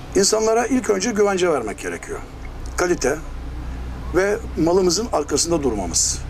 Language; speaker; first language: Turkish; native; Turkish